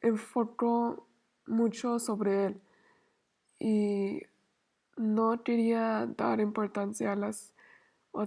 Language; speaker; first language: Spanish; non-native, learner; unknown